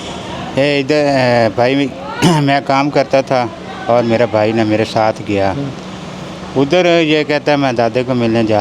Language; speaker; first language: Hindi; non-native, local second language; Punjabi